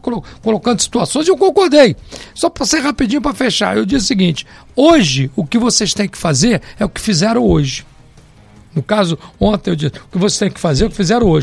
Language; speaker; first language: Portuguese; native; Portuguese